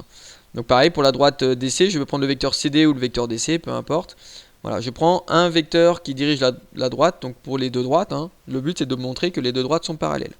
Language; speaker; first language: French; native; French